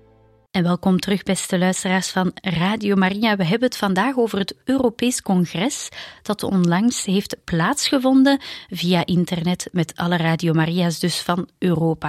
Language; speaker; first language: Dutch; native; Dutch